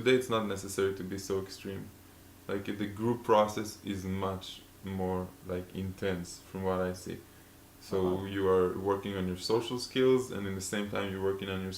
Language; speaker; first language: English; non-native, fluent; Hebrew